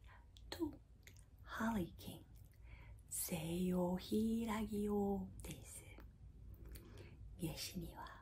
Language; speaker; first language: Japanese; non-native, fluent; English